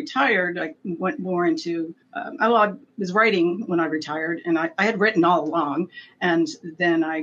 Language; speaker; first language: English; native; English